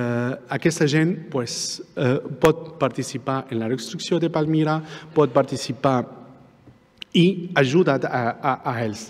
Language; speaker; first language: Catalan; non-native, fluent; Arabic